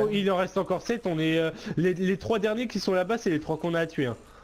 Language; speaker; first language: French; native; French